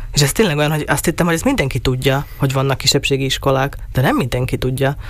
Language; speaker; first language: Hungarian; non-native, local second language; Slovak